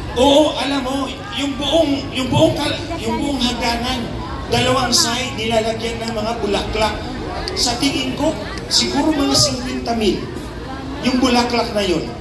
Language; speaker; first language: Filipino; non-native, local second language; Cebuano